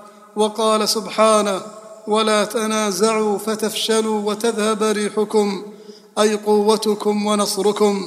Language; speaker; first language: Arabic; native; Arabic